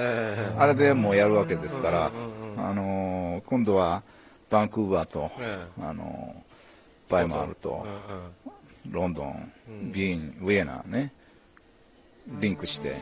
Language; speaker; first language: Japanese; native; Japanese